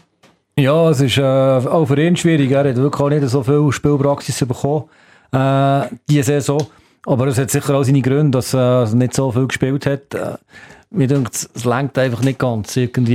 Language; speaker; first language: German; native; German